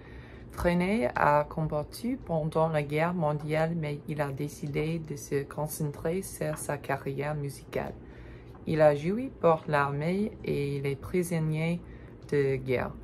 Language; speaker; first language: French; non-native, learner; English